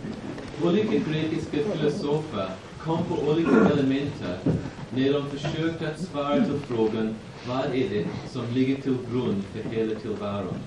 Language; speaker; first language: Swedish; non-native, fluent; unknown